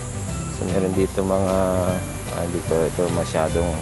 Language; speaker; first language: Filipino; native; Filipino